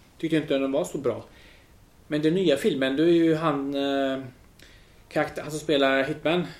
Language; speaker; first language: Swedish; early bilingual, other home language; Spanish